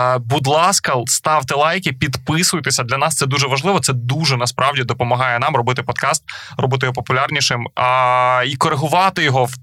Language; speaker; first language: Ukrainian; native; Ukrainian